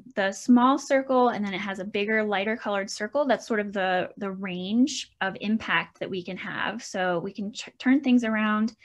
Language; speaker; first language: English; native; English